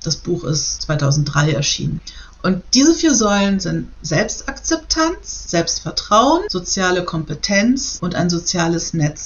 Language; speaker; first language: German; native; German